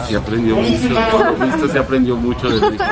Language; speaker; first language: Spanish; native; Spanish